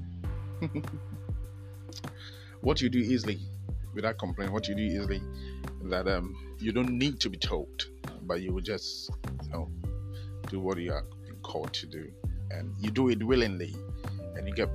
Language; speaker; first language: English; non-native, local second language; Akan